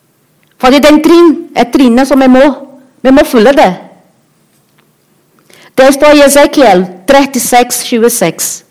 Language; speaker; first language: Norwegian; non-native, learner; Portuguese